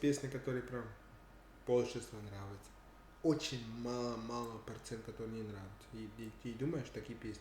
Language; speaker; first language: Russian; non-native, learner; English